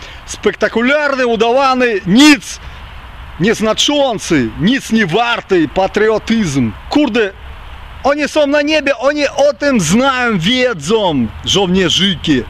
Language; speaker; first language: Polish; early bilingual, heritage; Ukrainian